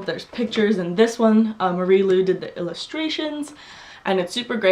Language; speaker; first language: English; native; English